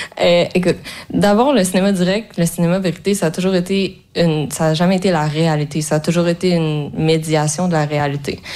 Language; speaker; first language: French; native; French